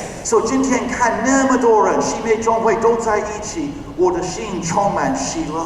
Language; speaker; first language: Chinese; non-native, fluent; English